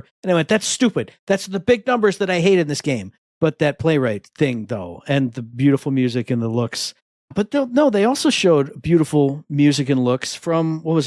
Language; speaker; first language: English; native; English